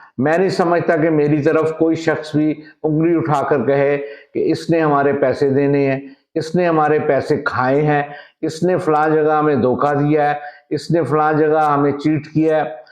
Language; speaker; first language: Urdu; non-native, local second language; Punjabi